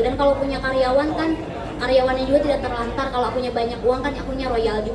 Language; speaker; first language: Indonesian; native; Indonesian